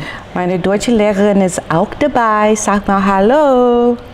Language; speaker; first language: German; non-native, learner; English